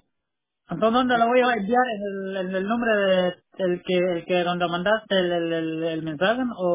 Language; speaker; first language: Spanish; non-native, local second language; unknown